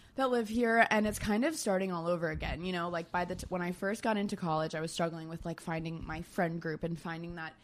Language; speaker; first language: English; native; English